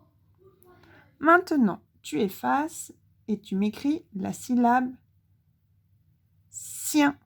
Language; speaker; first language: French; native; French